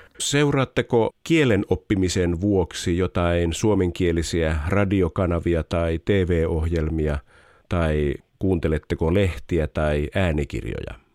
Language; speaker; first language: Finnish; native; Finnish